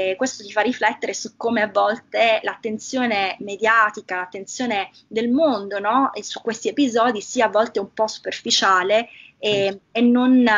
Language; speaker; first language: Italian; native; Italian